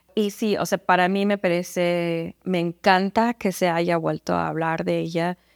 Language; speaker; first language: Spanish; non-native, fluent; English